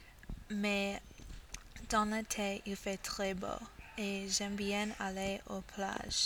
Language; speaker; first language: French; non-native, learner; English